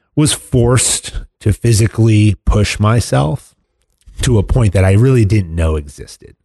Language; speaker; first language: English; native; English